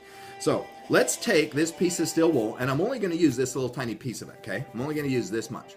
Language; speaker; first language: English; native; English